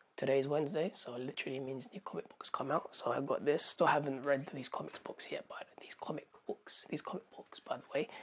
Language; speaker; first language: English; native; English